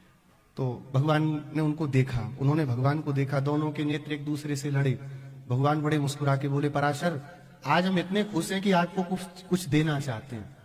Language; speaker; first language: Hindi; native; Hindi